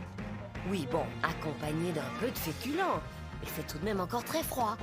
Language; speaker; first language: French; native; French